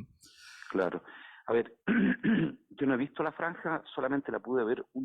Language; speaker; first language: Spanish; native; Spanish